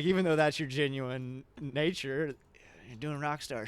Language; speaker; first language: English; native; English